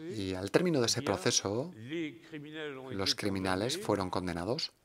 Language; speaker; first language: Spanish; non-native, fluent; German